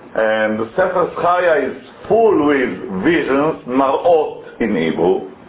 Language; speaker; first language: English; non-native, fluent; Hebrew